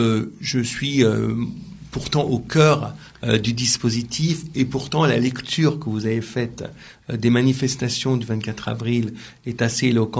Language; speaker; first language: French; native; French